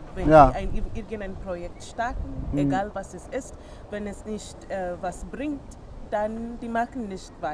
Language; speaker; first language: German; non-native, fluent; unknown